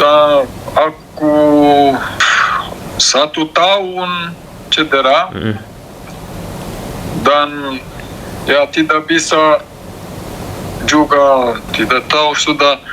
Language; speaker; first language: Indonesian; non-native, learner; Romanian